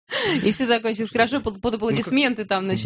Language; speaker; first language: Russian; native; Russian